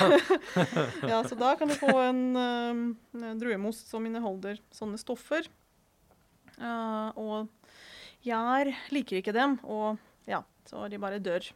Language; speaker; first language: Norwegian; non-native, fluent; Ukrainian